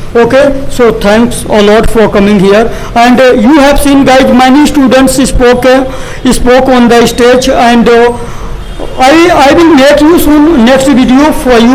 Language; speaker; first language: English; non-native, local second language; Hindi